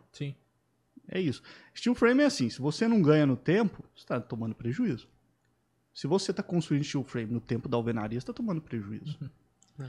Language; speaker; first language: Portuguese; native; Portuguese